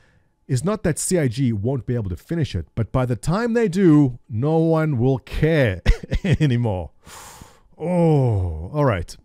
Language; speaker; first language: English; native; English